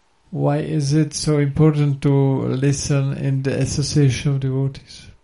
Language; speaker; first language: English; non-native, fluent; Czech